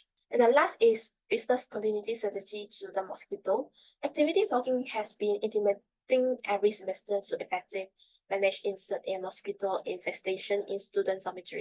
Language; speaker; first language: English; non-native, local second language; Malay